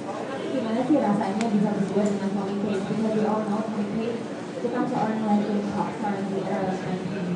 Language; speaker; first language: Indonesian; native; Indonesian